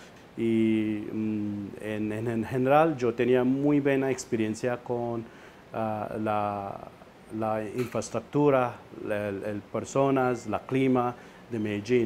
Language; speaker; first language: Spanish; non-native, fluent; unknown